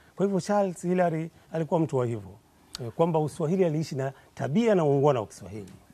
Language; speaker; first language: Swahili; native; Swahili